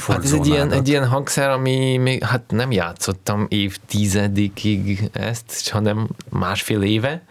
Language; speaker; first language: Hungarian; early bilingual, heritage; Hungarian